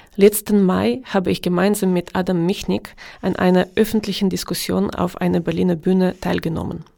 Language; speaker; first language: German; non-native, fluent; Ukrainian